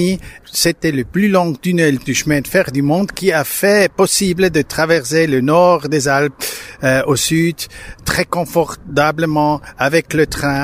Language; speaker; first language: French; non-native, local second language; German